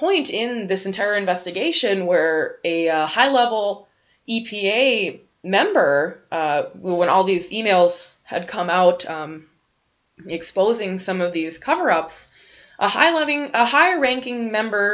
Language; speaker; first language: English; native; English